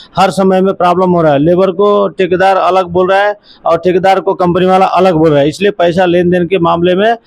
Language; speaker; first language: Hindi; native; Hindi